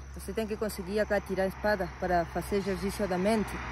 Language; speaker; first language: Portuguese; non-native, learner; Spanish